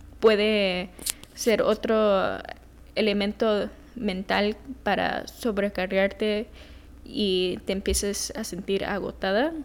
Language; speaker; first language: Spanish; early bilingual, heritage; Spanish